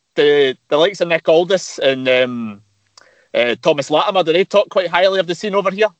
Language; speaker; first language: English; native; English